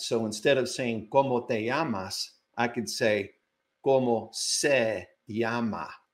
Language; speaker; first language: Spanish; non-native, fluent; English